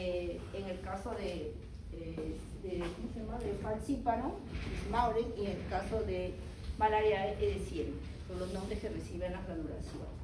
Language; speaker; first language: Spanish; native; Spanish